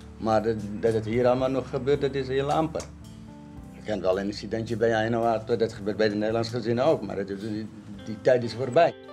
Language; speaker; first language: Dutch; non-native, fluent; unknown